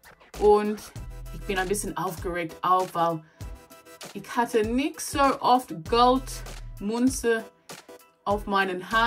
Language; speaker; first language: German; non-native, learner; English